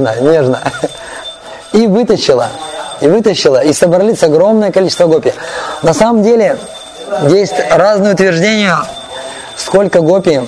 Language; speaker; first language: Russian; native; Russian